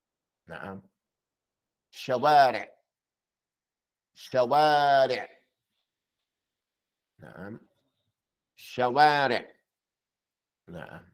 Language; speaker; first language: Arabic; non-native, fluent; English